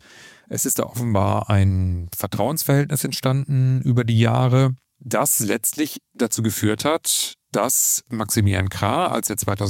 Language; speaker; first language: German; native; German